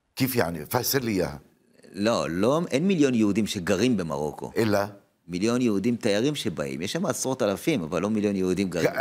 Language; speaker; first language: Hebrew; native; Hebrew